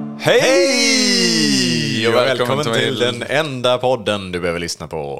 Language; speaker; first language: Swedish; native; Swedish